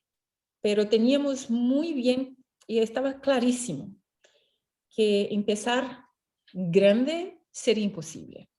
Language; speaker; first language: Spanish; non-native, fluent; Portuguese